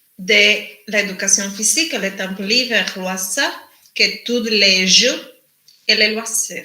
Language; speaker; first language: French; non-native, learner; Spanish